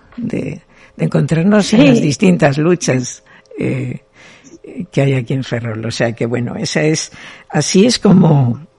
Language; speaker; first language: Spanish; non-native, local second language; Galician